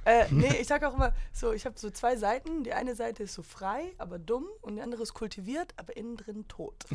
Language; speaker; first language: German; early bilingual, heritage; German